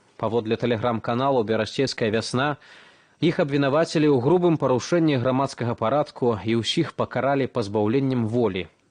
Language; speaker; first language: Belarusian; native; Belarusian